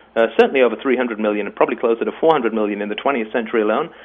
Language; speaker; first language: English; native; English